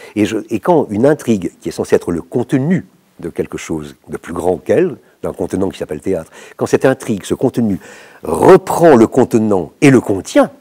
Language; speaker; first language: French; native; French